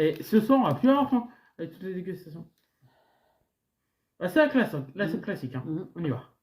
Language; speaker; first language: French; native; French